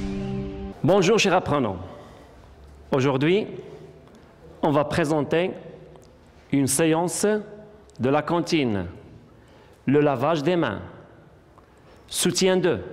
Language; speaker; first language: French; non-native, local second language; Arabic